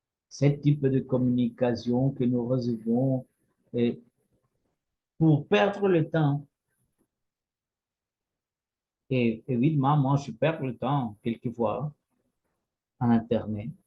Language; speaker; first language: French; non-native, fluent; Spanish